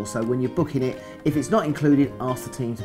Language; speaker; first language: English; native; English